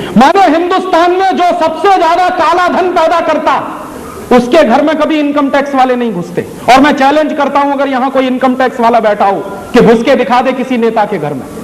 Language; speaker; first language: Hindi; native; Hindi